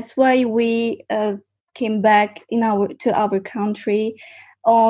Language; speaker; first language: English; non-native, fluent; Azerbaijani